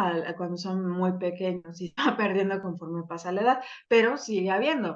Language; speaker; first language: Spanish; native; Spanish